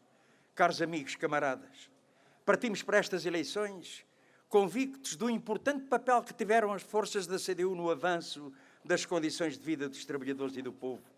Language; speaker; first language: Portuguese; native; Portuguese